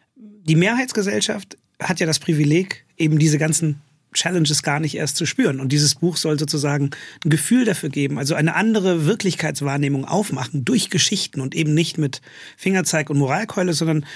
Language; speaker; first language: German; native; German